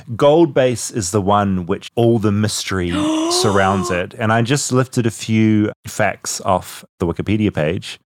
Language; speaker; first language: English; native; English